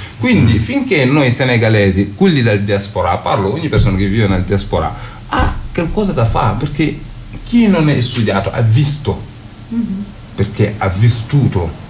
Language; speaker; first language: Italian; non-native, fluent; Wolof